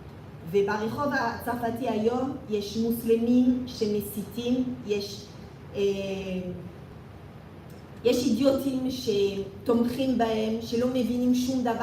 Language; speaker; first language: Hebrew; non-native, fluent; French